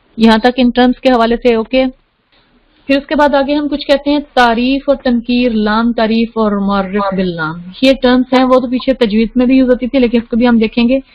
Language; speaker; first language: Urdu; native; Urdu